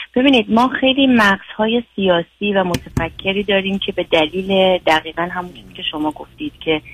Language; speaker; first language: Persian; native; Persian